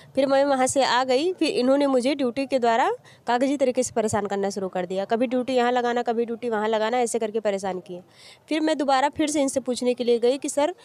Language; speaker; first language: Hindi; native; Hindi